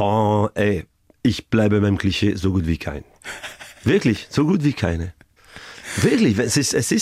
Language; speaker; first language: German; non-native, fluent; French